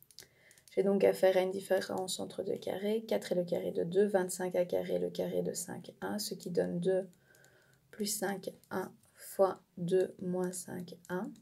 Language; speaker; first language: French; native; French